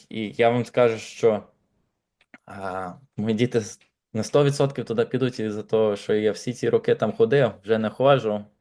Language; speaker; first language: Ukrainian; native; Ukrainian